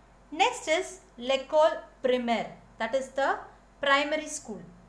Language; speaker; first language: English; non-native, local second language; Tamil